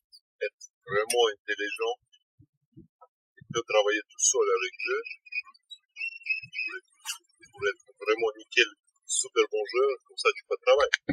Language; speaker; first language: French; non-native, learner; Russian